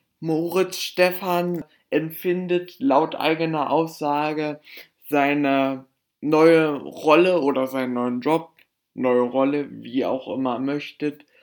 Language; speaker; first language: German; native; German